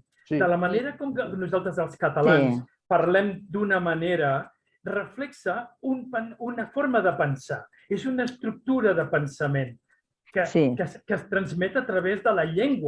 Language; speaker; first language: Catalan; non-native, local second language; Spanish